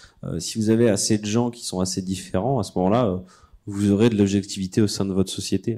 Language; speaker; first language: French; native; French